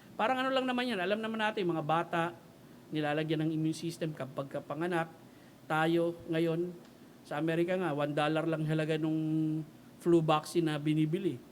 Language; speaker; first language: Filipino; native; Filipino